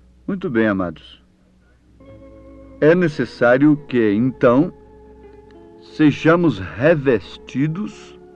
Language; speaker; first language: Portuguese; native; Portuguese